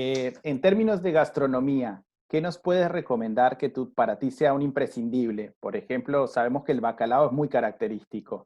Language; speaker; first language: Spanish; native; Spanish